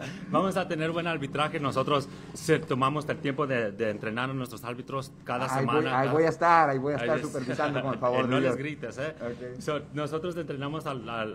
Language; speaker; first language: Spanish; early bilingual, heritage; Spanish